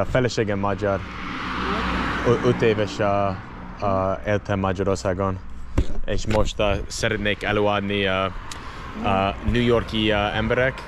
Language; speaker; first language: Hungarian; non-native, learner; English